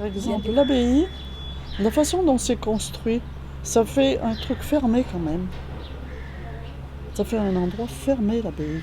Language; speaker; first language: French; native; French